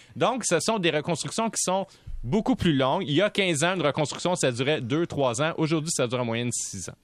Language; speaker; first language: French; native; French